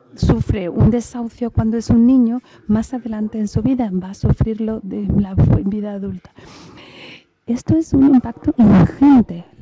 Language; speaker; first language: Spanish; non-native, fluent; English